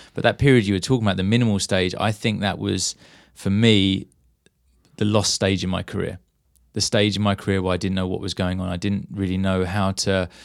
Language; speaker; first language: English; native; English